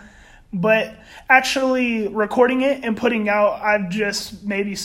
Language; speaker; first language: English; native; English